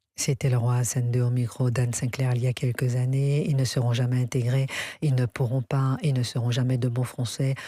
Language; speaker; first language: French; native; French